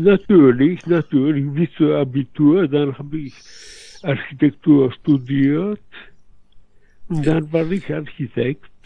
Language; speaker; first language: German; early bilingual, heritage; Polish